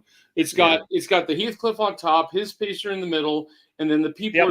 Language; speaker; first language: English; native; English